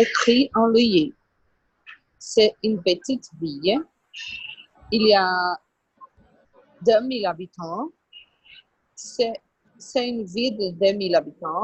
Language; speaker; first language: French; non-native, learner; Portuguese